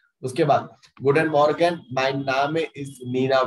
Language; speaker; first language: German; non-native, learner; Hindi